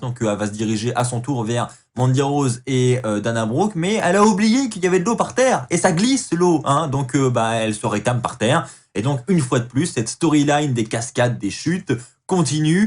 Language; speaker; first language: French; native; French